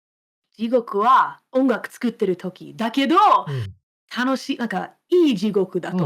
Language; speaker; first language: Japanese; non-native, fluent; English